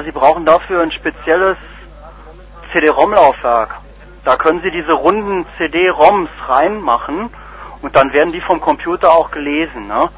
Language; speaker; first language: German; native; German